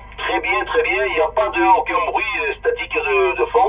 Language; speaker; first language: French; early bilingual, other home language; Spanish